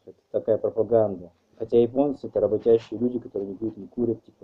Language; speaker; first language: Russian; native; Russian